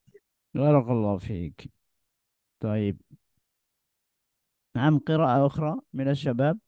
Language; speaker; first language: Arabic; non-native, fluent; Indonesian